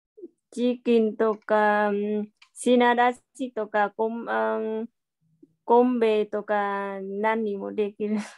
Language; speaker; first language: Japanese; non-native, learner; Vietnamese